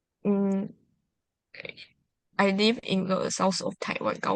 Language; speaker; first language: English; non-native, learner; Chinese